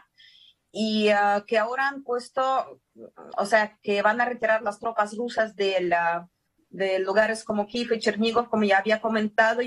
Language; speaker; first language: Spanish; early bilingual, heritage; Russian